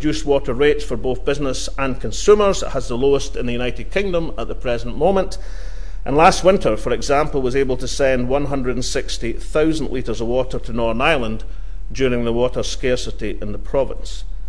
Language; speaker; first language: English; native; English